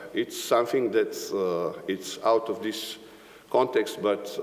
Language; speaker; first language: English; non-native, fluent; Slovenian